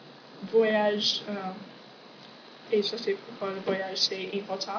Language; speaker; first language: French; non-native, learner; English